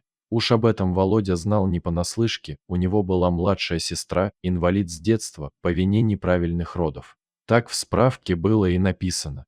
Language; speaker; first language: Russian; native; Russian